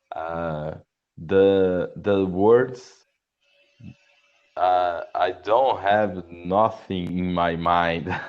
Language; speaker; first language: English; non-native, learner; Portuguese